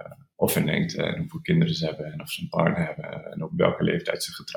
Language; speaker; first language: Dutch; native; Dutch